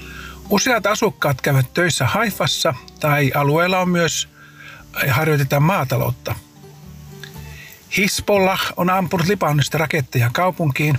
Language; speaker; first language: Finnish; native; Finnish